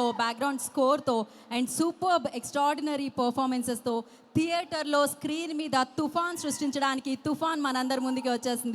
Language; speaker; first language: Telugu; native; Telugu